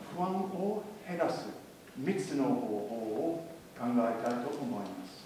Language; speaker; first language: Japanese; non-native, fluent; English